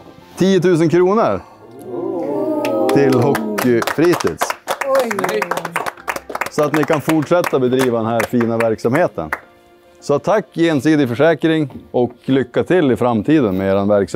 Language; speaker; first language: Swedish; native; Swedish